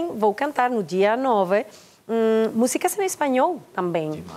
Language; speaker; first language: Portuguese; non-native, learner; Spanish